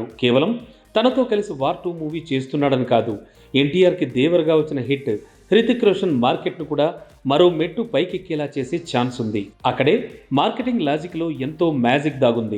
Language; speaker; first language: Telugu; native; Telugu